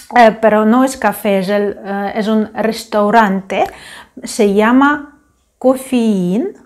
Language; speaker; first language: Spanish; non-native, fluent; Ukrainian